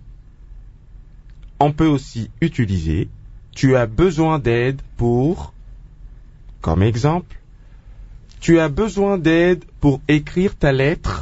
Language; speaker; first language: French; non-native, local second language; Lingala